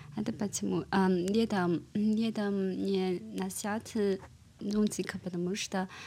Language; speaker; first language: Russian; non-native, learner; Chinese